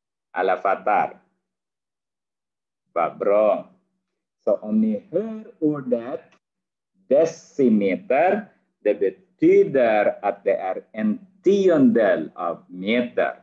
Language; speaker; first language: Swedish; non-native, fluent; Arabic